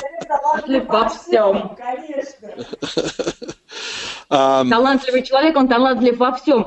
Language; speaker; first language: Russian; native; Russian